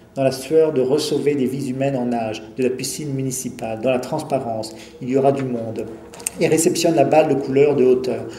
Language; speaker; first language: French; native; French